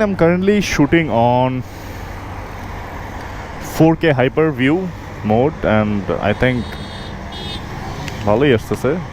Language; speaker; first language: English; non-native, local second language; Bangla